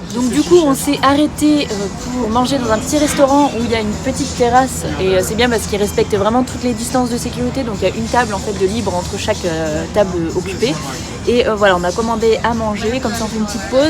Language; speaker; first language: French; native; French